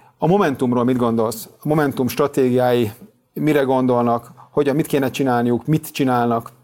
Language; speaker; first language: Hungarian; native; Hungarian